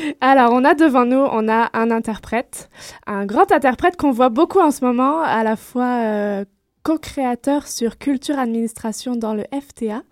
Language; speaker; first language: French; native; French